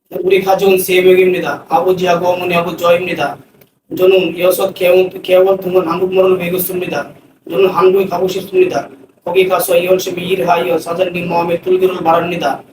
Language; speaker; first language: Korean; non-native, learner; Bangla